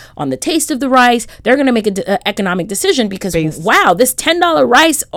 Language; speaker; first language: English; early bilingual, other home language; Haitian Creole